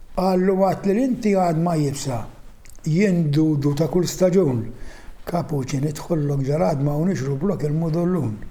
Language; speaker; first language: Maltese; native; Maltese